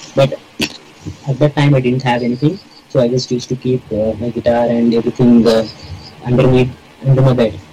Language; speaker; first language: English; non-native, local second language; Kannada